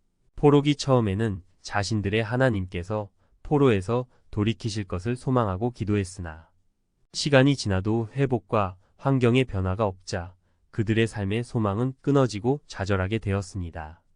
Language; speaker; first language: Korean; native; Korean